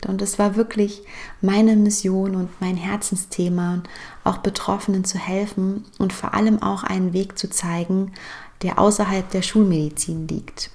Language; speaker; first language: German; native; German